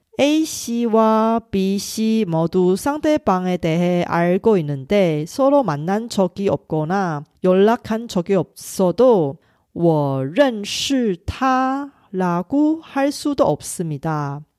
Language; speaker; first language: Korean; non-native, fluent; Chinese